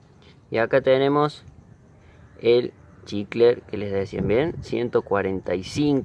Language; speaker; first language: Spanish; native; Spanish